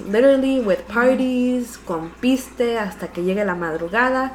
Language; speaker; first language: Spanish; early bilingual, heritage; Spanish